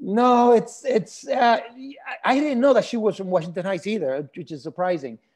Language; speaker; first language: English; early bilingual, other home language; Spanish